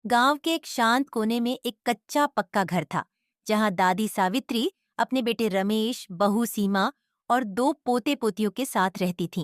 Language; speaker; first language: Hindi; native; Hindi